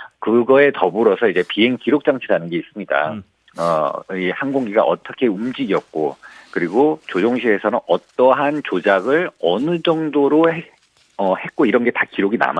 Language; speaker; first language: Korean; native; Korean